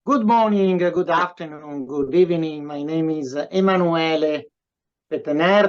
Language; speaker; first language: English; non-native, fluent; Italian